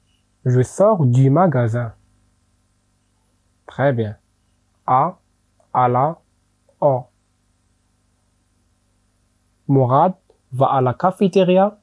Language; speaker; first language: French; non-native, local second language; Arabic